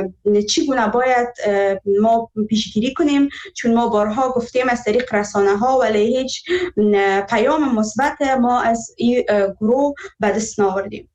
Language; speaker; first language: Persian; native; Persian